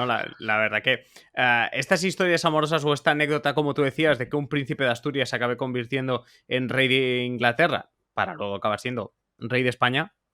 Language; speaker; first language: Spanish; native; Spanish